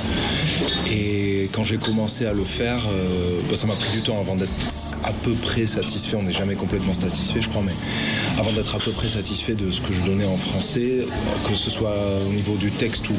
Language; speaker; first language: French; native; French